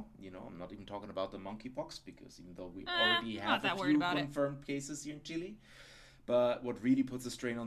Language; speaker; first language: English; non-native, fluent; German